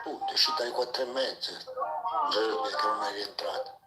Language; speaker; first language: Italian; native; Italian